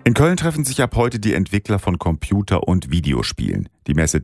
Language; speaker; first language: German; native; German